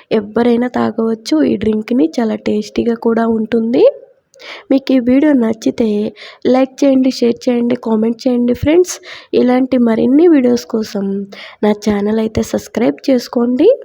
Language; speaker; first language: Telugu; native; Telugu